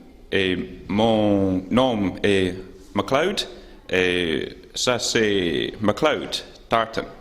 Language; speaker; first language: French; non-native, learner; English